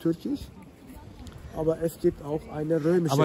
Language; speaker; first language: German; non-native, learner; Turkish